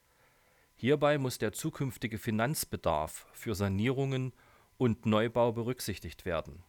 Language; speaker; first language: German; native; German